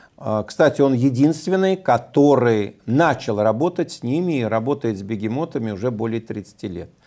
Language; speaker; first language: Russian; native; Russian